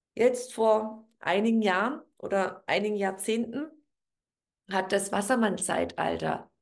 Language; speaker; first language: German; native; German